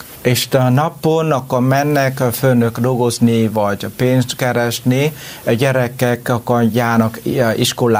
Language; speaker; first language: Hungarian; non-native, learner; Vietnamese